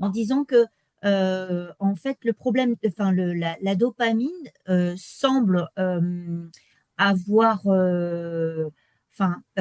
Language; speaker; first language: French; native; French